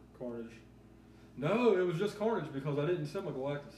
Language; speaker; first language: English; native; English